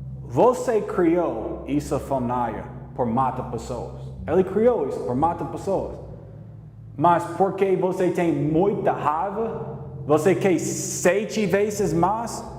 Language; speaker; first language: Portuguese; non-native, learner; English